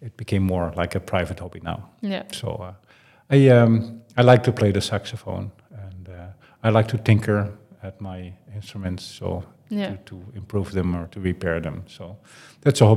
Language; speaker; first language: English; non-native, fluent; Dutch